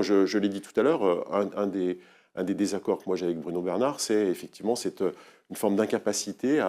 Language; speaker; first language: French; native; French